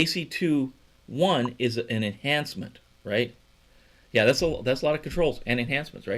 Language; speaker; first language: English; native; English